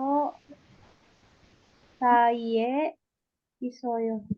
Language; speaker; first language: Korean; non-native, learner; Indonesian